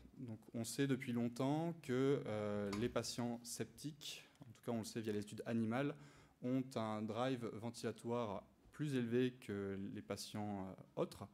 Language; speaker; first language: French; native; French